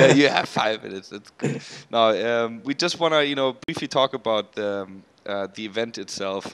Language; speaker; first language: English; non-native, fluent; German